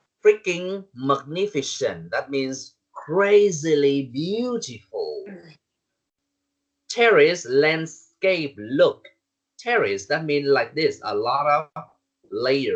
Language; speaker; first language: English; non-native, learner; Vietnamese